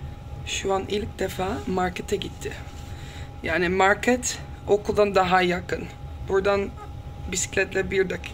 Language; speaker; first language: Turkish; non-native, learner; Dutch